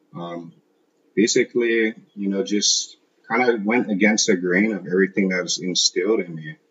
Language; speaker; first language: English; native; English